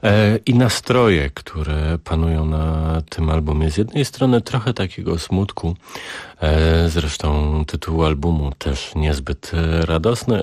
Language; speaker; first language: Polish; native; Polish